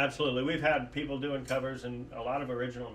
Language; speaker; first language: English; native; English